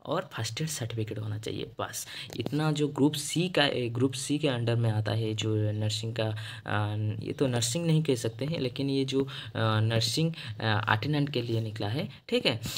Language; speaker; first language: Hindi; non-native, local second language; Odia